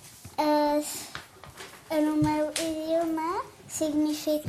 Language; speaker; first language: Catalan; early bilingual, other home language; Czech